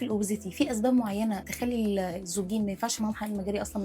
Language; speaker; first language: Arabic; native; Arabic